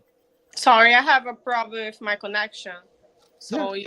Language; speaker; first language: English; non-native, learner; Portuguese